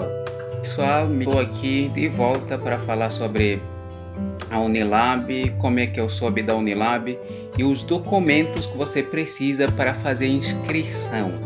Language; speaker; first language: Portuguese; non-native, local second language; Upper Guinea Crioulo